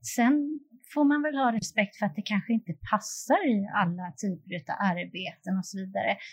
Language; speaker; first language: Swedish; native; Swedish